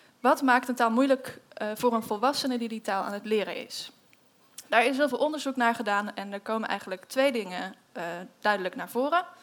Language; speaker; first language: Dutch; native; Dutch